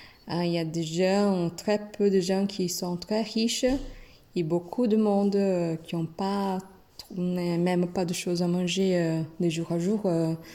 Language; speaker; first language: French; non-native, learner; Portuguese